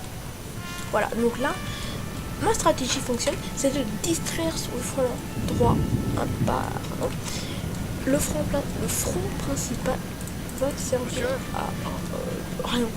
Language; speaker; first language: French; native; French